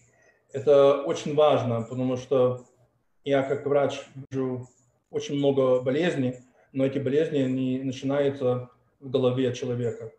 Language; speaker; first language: Russian; early bilingual, heritage; Russian